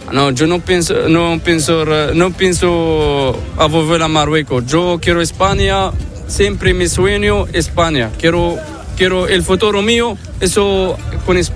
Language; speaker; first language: Spanish; non-native, learner; Arabic